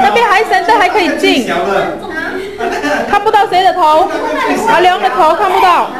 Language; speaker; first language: Chinese; native; Chinese